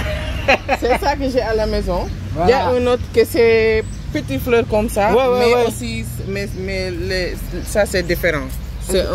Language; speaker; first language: French; non-native, learner; English